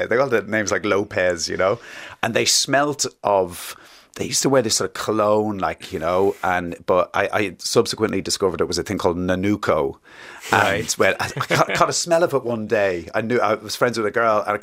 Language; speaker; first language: English; native; English